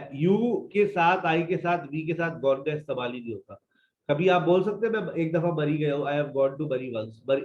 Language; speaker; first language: Urdu; native; Urdu